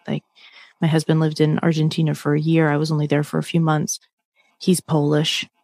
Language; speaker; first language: English; native; English